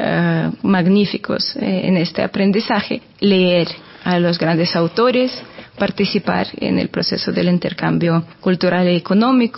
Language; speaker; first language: Spanish; non-native, fluent; Russian